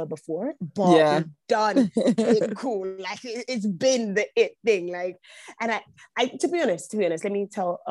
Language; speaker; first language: English; native; English